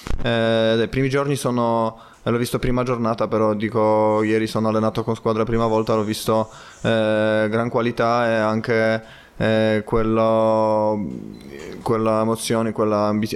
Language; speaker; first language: Italian; non-native, fluent; Polish